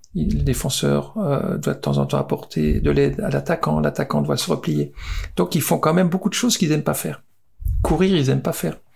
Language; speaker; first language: French; native; French